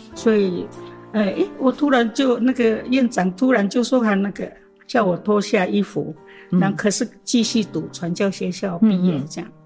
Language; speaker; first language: Chinese; non-native, local second language; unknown